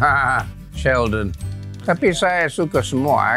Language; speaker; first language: Indonesian; non-native, learner; English